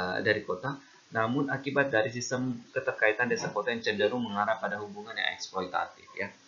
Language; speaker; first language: Indonesian; native; Indonesian